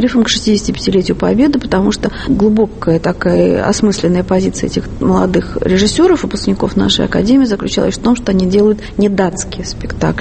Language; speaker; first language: Russian; native; Russian